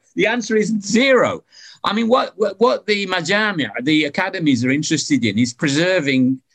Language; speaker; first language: English; native; English